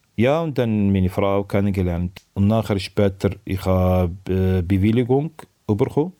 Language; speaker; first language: German; non-native, learner; Arabic